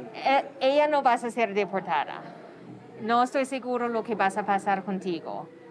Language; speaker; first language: Spanish; non-native, fluent; English